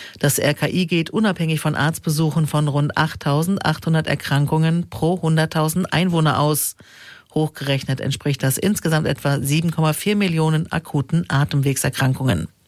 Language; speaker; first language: German; native; German